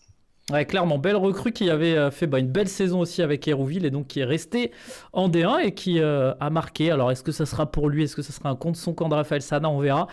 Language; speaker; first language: French; native; French